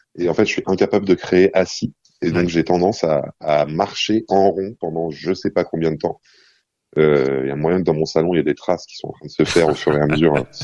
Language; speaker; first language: French; non-native, fluent; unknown